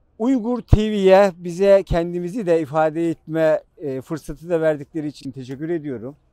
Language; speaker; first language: Turkish; native; Turkish